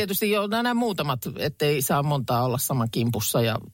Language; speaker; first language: Finnish; native; Finnish